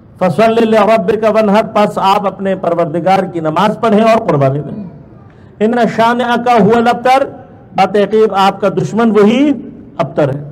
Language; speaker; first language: Urdu; native; Urdu